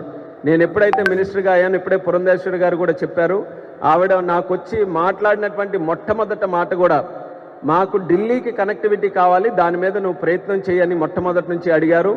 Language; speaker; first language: Telugu; native; Telugu